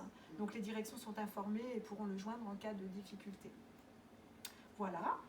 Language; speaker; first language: French; native; French